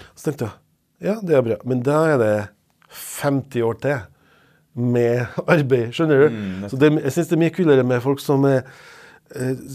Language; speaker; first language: Norwegian; non-native, fluent; Serbian